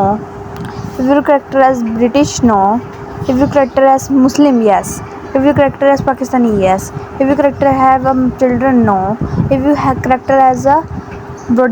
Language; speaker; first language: English; non-native, learner; Urdu